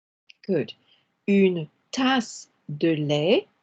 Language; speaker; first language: French; non-native, fluent; English